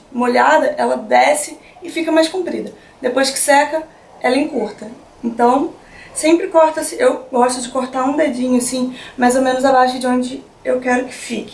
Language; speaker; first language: Portuguese; native; Portuguese